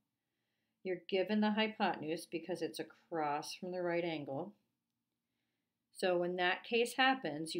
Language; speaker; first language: English; native; English